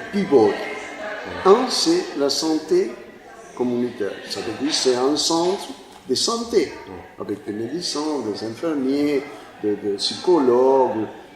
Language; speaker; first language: French; non-native, fluent; Spanish